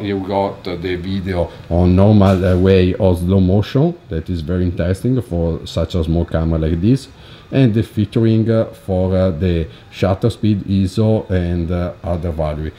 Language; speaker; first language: English; non-native, fluent; Italian